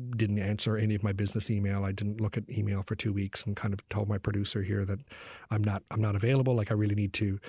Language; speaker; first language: English; native; English